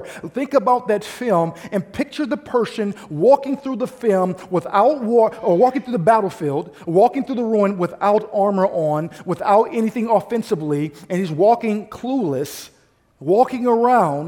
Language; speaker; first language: English; native; English